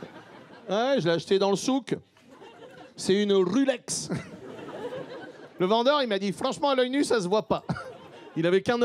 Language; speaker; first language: French; native; French